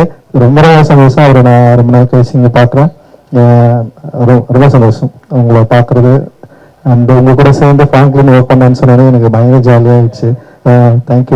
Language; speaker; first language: Tamil; native; Tamil